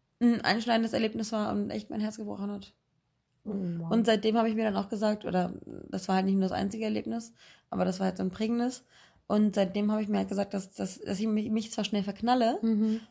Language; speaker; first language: German; native; German